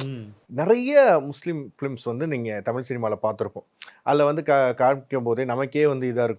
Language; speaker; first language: Tamil; native; Tamil